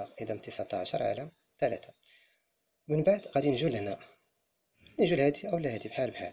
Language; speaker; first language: Arabic; native; Arabic